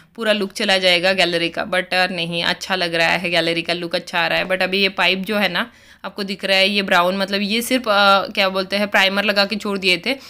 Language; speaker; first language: Hindi; native; Hindi